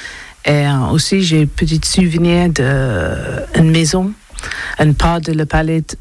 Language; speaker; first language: French; non-native, learner; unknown